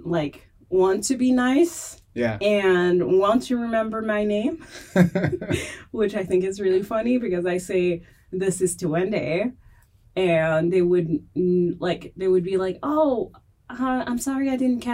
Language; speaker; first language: English; non-native, fluent; French